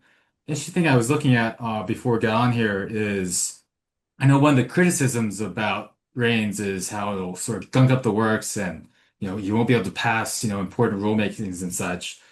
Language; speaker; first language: English; native; English